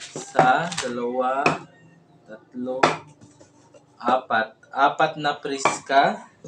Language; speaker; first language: Filipino; non-native, local second language; Surigaonon